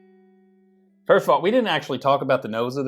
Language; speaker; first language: English; native; English